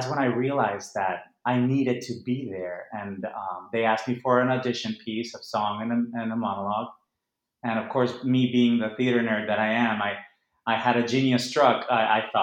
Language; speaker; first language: English; non-native, fluent; Spanish